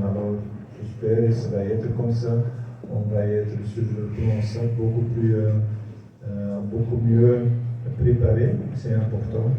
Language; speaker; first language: French; non-native, local second language; Dutch